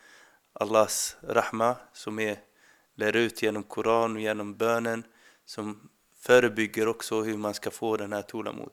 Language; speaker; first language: Swedish; non-native, fluent; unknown